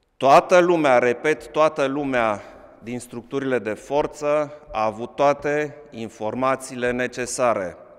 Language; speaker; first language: Romanian; non-native, local second language; German